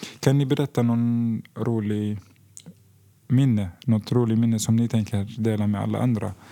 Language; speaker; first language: Swedish; non-native, fluent; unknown